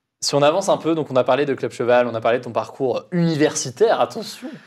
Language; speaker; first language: French; native; French